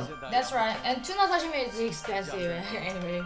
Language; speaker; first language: English; non-native, learner; Korean